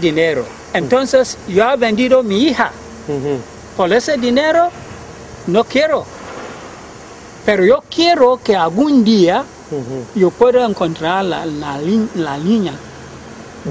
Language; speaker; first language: Spanish; non-native, learner; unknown